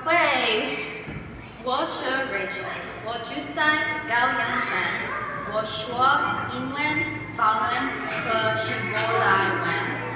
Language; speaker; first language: Chinese; non-native, learner; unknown